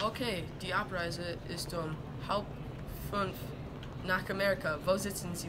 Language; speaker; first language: German; non-native, learner; English